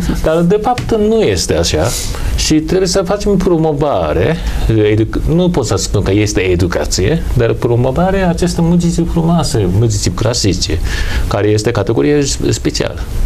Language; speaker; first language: Romanian; non-native, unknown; Japanese